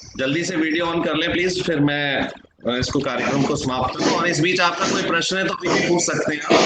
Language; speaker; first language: Hindi; native; Hindi